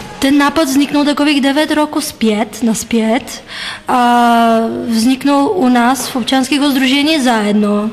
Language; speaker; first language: Czech; non-native, fluent; Bulgarian